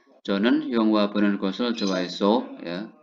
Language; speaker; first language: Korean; non-native, fluent; Indonesian